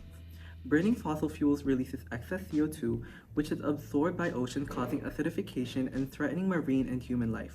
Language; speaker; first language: English; native; English